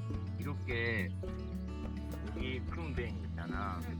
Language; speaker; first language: Korean; non-native, learner; Japanese